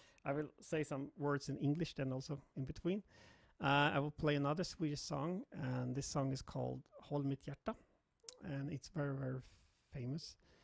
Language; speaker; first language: English; non-native, fluent; Swedish